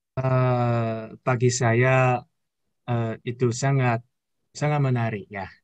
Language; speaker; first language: Indonesian; non-native, learner; Chinese